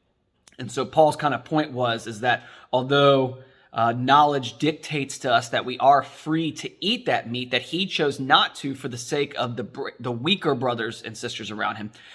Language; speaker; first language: English; native; English